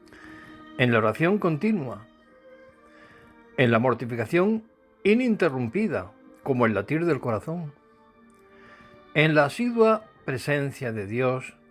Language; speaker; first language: Spanish; native; Spanish